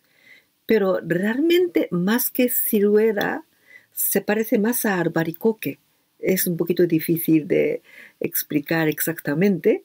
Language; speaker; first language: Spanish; non-native, fluent; Japanese